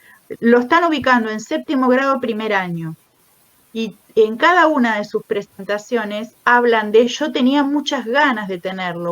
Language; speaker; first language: Spanish; native; Spanish